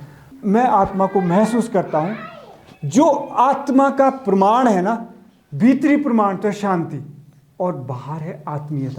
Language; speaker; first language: Hindi; native; Hindi